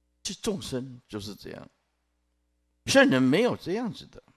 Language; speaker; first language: Chinese; non-native, local second language; Min Nan Chinese